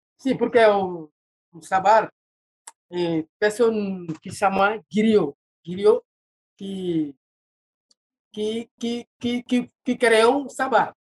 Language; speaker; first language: Portuguese; non-native, learner; Wolof